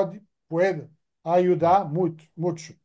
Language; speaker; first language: Portuguese; non-native, fluent; French